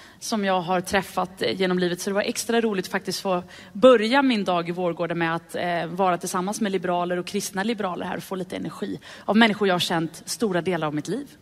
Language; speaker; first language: Swedish; early bilingual, other home language; Arabic